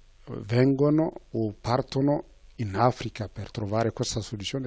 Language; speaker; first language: Italian; non-native, fluent; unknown